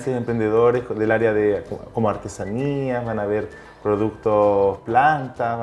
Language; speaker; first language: Spanish; native; Spanish